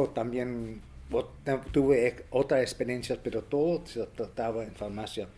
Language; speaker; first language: Spanish; early bilingual, other home language; English